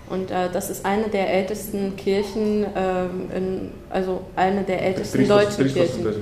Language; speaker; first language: German; non-native, fluent; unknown